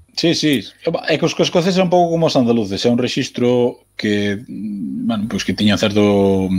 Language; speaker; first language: Galician; native; Galician